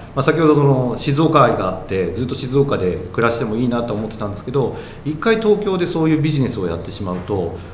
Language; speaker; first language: Japanese; native; Japanese